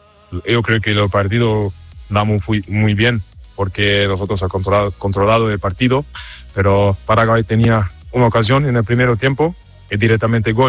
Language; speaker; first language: Spanish; non-native, learner; German